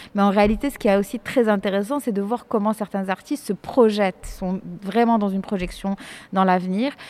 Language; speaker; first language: French; non-native, local second language; Arabic